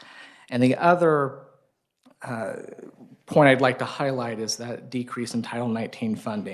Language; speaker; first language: English; native; English